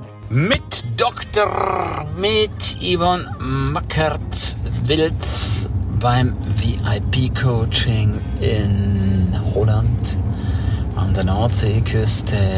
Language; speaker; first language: German; native; German